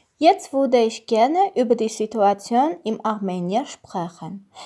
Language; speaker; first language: German; non-native, learner; Armenian